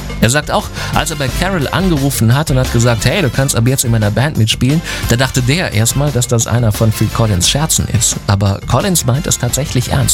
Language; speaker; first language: German; native; German